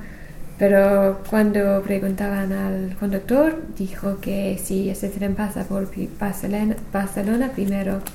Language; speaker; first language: Spanish; non-native, learner; English